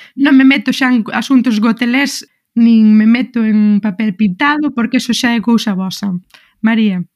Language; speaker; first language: Galician; non-native, local second language; Spanish